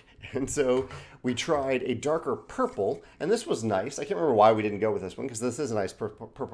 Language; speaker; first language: English; native; English